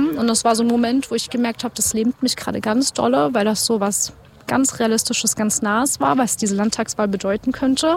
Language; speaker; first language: German; native; German